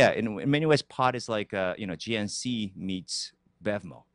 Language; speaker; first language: English; non-native, fluent; Korean